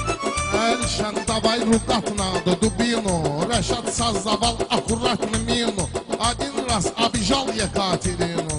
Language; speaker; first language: Russian; non-native, learner; Azerbaijani